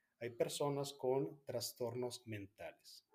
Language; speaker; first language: Spanish; native; Spanish